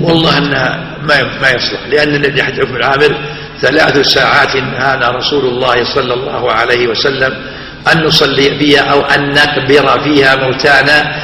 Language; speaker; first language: Arabic; native; Arabic